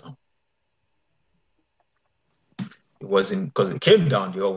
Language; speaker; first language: English; non-native, local second language; Yoruba